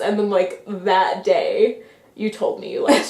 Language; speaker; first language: English; native; English